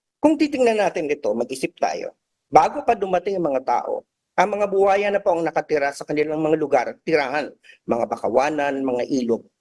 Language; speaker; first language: Filipino; native; Filipino